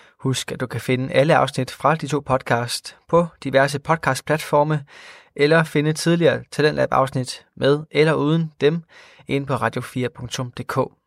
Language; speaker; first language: Danish; native; Danish